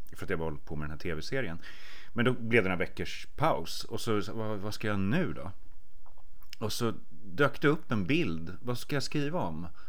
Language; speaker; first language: Swedish; native; Swedish